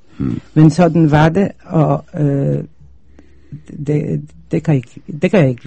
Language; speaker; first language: Danish; non-native, fluent; Polish